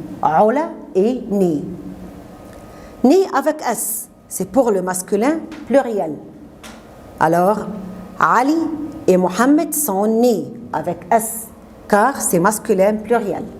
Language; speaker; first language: French; non-native, fluent; Arabic